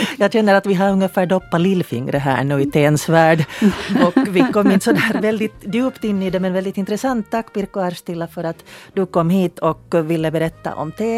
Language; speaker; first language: Swedish; native; Swedish